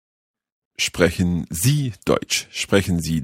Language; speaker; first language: German; non-native, learner; English